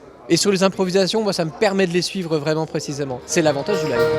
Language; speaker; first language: French; native; French